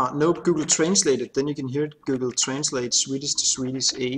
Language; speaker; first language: English; non-native, fluent; Danish